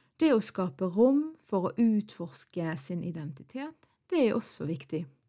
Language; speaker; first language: Norwegian; early bilingual, other home language; Arabic